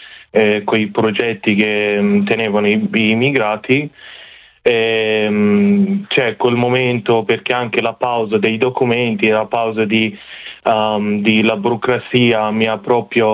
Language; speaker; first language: Italian; non-native, fluent; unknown